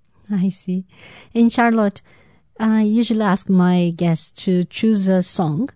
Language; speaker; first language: English; non-native, fluent; Portuguese